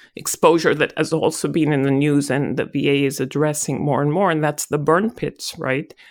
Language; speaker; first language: English; non-native, fluent; Hebrew